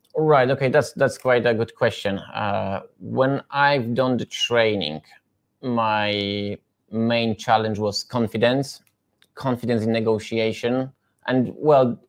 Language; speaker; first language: English; non-native, fluent; Polish